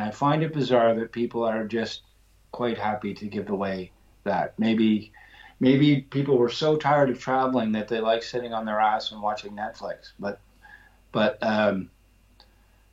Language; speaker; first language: English; native; English